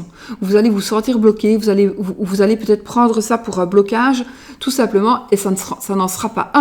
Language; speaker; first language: French; native; French